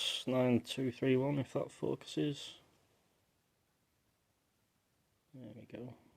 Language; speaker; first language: English; native; English